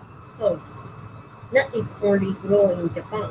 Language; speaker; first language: English; non-native, learner; Japanese